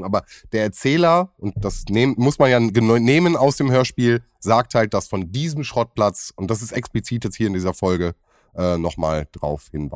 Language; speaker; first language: German; native; German